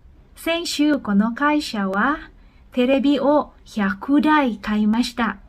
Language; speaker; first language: Japanese; non-native, fluent; Indonesian